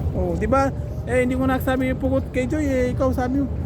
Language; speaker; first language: Filipino; non-native, learner; Persian